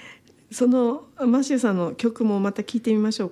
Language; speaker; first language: Japanese; native; Japanese